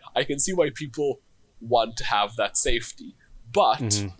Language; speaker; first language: English; non-native, fluent; Hebrew